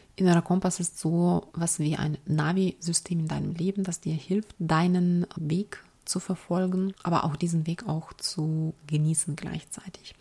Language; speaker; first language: German; non-native, fluent; Ukrainian